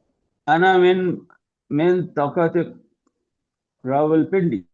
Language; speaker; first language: Arabic; non-native, fluent; Urdu